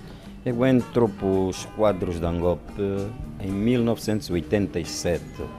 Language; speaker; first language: Portuguese; native; Portuguese